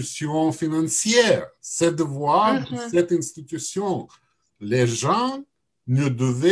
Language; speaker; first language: French; non-native, learner; Russian